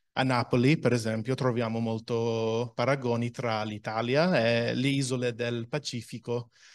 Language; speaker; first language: Italian; non-native, fluent; English